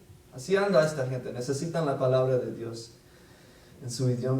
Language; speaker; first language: Spanish; non-native, fluent; English